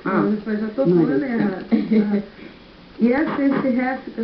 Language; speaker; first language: Portuguese; native; Portuguese